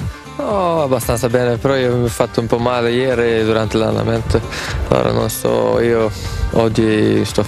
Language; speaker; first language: Italian; non-native, learner; Swedish